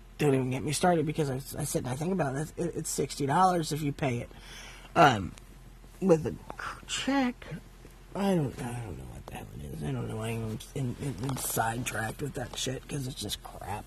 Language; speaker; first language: English; native; English